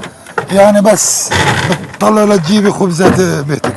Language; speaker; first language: Arabic; native; Arabic